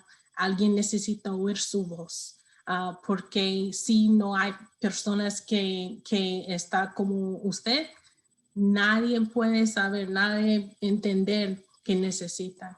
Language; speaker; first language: Spanish; non-native, learner; English